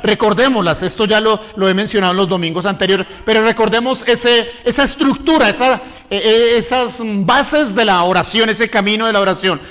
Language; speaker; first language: Spanish; native; Spanish